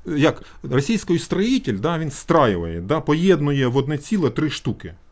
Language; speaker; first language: Ukrainian; native; Ukrainian